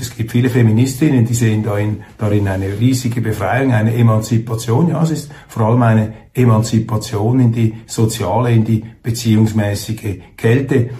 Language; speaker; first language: German; native; German